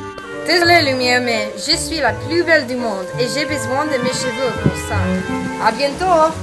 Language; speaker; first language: French; non-native, learner; English